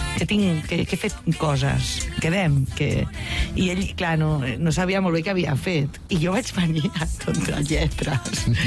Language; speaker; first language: Catalan; non-native, local second language; Spanish